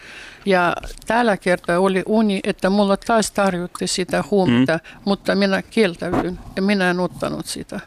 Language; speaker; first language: Finnish; non-native, fluent; Russian